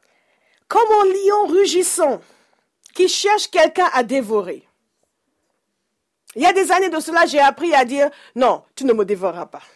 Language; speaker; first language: French; non-native, fluent; English